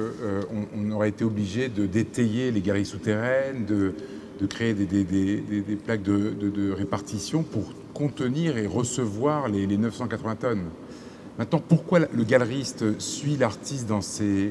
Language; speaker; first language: French; native; French